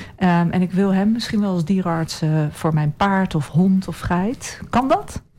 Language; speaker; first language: Dutch; native; Dutch